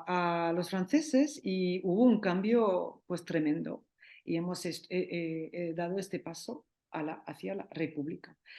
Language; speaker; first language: Spanish; non-native, fluent; French